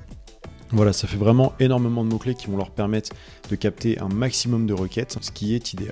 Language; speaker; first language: French; native; French